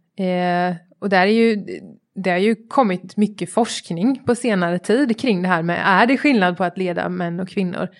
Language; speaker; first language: Swedish; native; Swedish